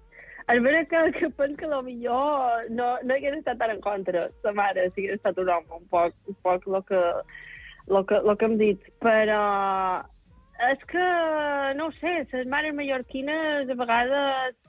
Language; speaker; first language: Catalan; native; Catalan